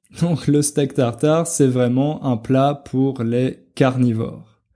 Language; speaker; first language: French; native; French